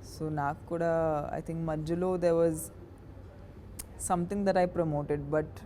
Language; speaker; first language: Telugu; non-native, local second language; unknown